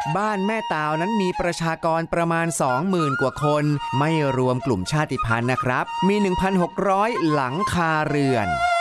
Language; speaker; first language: Thai; native; Thai